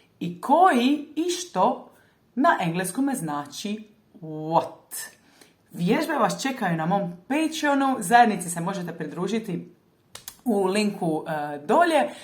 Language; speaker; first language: Croatian; native; Croatian